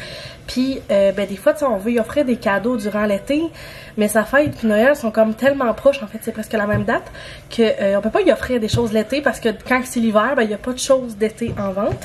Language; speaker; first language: French; native; French